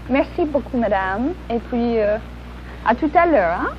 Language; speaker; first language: French; non-native, fluent; English